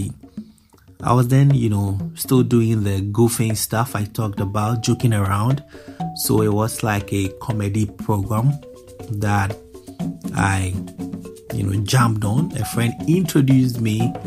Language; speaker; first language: English; non-native, local second language; Akan